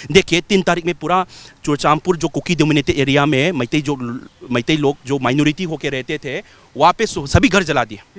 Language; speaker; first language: Hindi; non-native, local second language; Manipuri